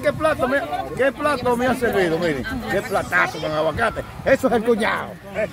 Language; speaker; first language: Spanish; native; Spanish